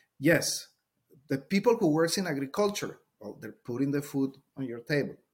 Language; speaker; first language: English; non-native, fluent; Spanish